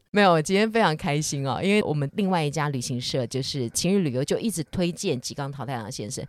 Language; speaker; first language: Chinese; native; Chinese